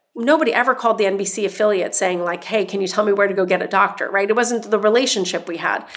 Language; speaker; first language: English; non-native, fluent; Persian